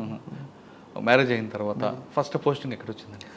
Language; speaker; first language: Telugu; native; Telugu